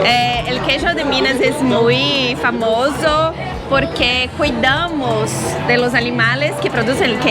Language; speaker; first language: Spanish; non-native, learner; Portuguese